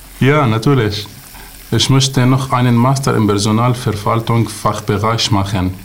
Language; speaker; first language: German; non-native, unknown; Arabic